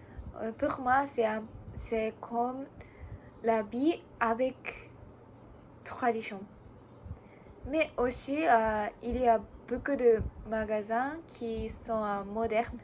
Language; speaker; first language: French; non-native, learner; Japanese